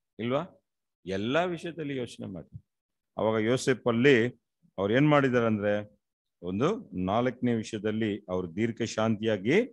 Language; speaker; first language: Kannada; non-native, local second language; Tamil